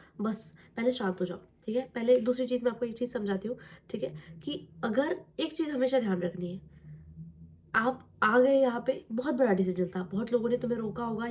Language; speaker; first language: Hindi; non-native, local second language; Marathi